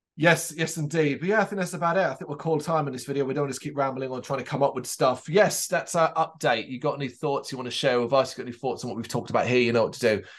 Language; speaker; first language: English; native; English